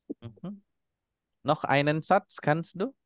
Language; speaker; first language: German; non-native, fluent; Indonesian